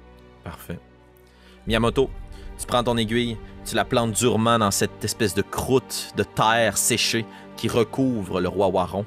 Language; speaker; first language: French; native; French